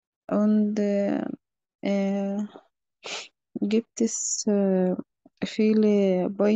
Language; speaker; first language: German; non-native, learner; Arabic